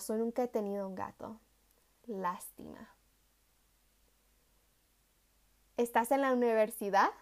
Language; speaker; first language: Spanish; early bilingual, heritage; Spanish